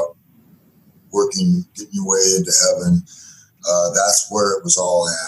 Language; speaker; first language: English; native; English